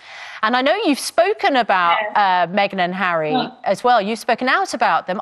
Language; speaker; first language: English; native; English